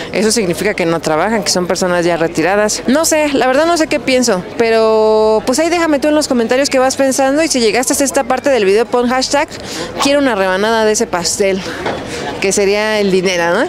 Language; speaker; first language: Spanish; native; Spanish